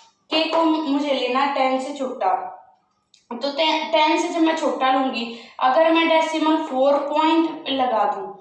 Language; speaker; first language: Hindi; native; Hindi